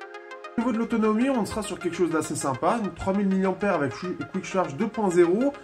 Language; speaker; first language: French; native; French